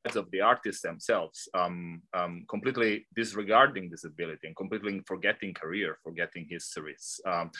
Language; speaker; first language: English; non-native, fluent; Italian